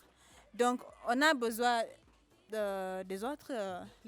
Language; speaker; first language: French; non-native, fluent; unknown